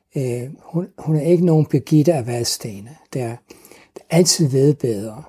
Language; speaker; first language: Danish; non-native, fluent; English